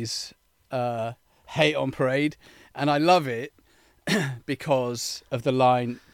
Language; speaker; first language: English; native; English